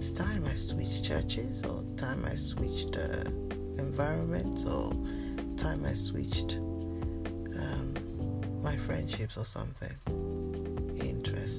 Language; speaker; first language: English; non-native, local second language; Yoruba